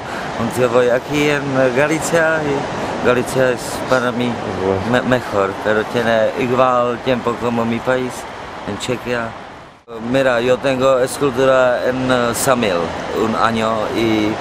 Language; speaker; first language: Spanish; non-native, learner; Czech